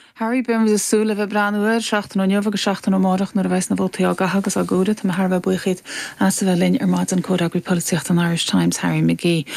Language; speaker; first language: Irish; native; Irish